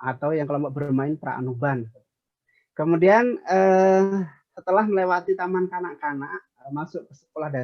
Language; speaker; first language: Indonesian; native; Indonesian